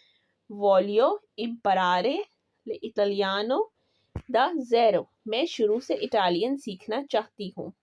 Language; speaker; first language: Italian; non-native, learner; Urdu